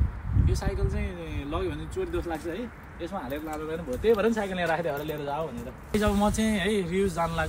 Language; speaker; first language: Nepali; native; Nepali